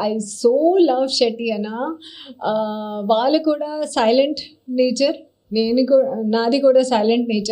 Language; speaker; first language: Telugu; non-native, learner; Hindi